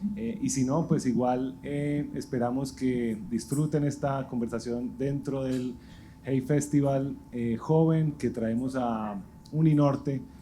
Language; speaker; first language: Spanish; native; Spanish